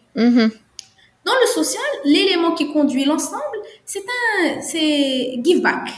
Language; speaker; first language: French; non-native, local second language; Arabic